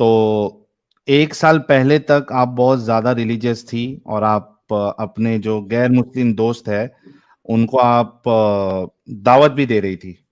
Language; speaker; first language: Hindi; native; Hindi